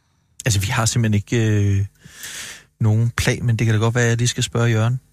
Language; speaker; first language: Danish; native; Danish